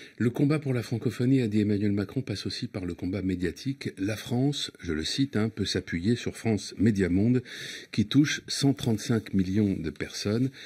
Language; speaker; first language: French; native; French